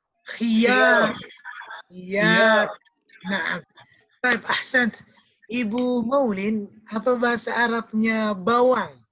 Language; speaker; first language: Arabic; non-native, fluent; Indonesian